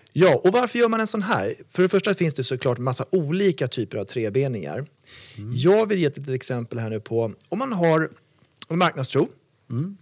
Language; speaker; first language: Swedish; native; Swedish